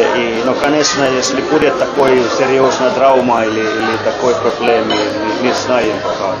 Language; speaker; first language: Russian; non-native, learner; Finnish